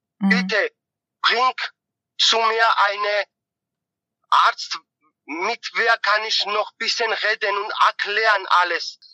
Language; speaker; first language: German; non-native, learner; Georgian